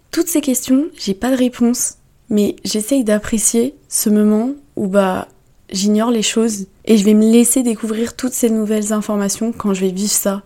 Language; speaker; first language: French; native; French